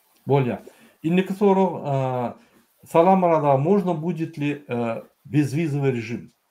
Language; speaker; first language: Russian; native; Russian